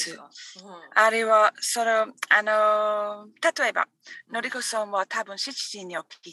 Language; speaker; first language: Japanese; non-native, learner; English